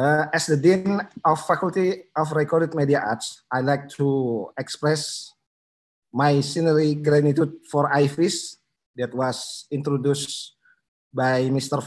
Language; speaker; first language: English; non-native, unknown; Indonesian